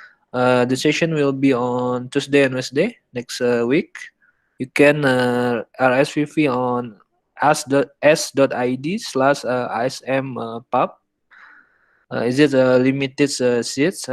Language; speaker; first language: English; non-native, learner; Indonesian